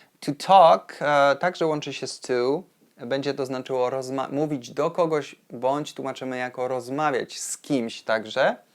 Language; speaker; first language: Polish; native; Polish